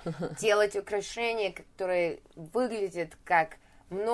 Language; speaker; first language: Russian; early bilingual, heritage; Russian